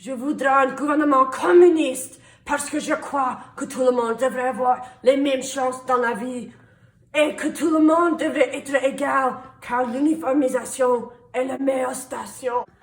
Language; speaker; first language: French; non-native, learner; English